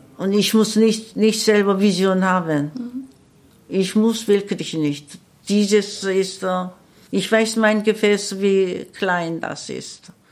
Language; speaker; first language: German; non-native, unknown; Korean